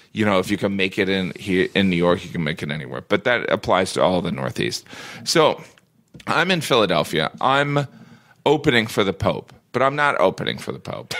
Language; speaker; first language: English; native; English